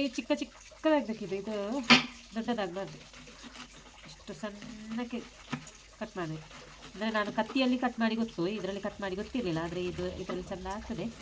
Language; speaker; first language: Kannada; non-native, local second language; Tulu